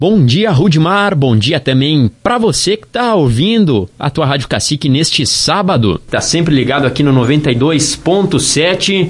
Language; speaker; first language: Portuguese; native; Portuguese